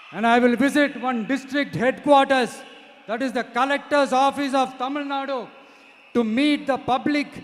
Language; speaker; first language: English; non-native, local second language; Tamil